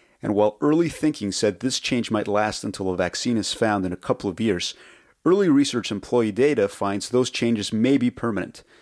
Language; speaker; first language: English; early bilingual, other home language; Spanish